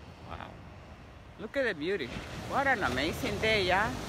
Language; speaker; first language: English; non-native, fluent; Spanish